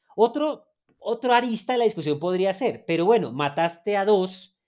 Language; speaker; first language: Spanish; native; Spanish